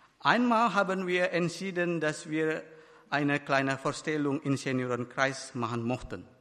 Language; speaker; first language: German; non-native, fluent; Batak Toba